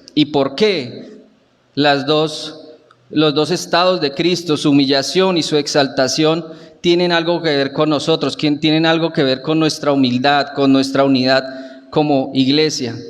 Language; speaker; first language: Spanish; native; Spanish